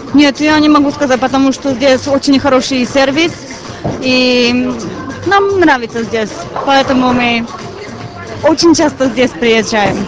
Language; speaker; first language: Russian; non-native, learner; Czech